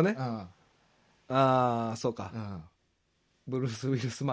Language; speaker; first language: Japanese; native; Japanese